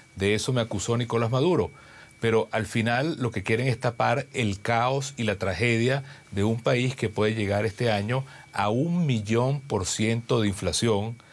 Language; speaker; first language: Spanish; native; Spanish